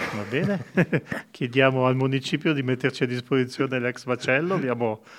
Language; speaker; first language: Italian; native; Italian